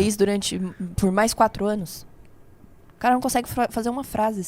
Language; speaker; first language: Portuguese; native; Portuguese